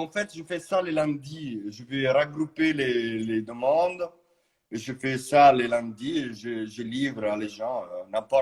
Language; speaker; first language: French; non-native, fluent; Italian